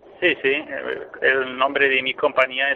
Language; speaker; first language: Spanish; non-native, fluent; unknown